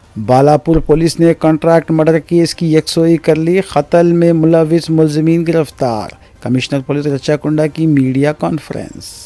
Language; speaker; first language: Urdu; native; Urdu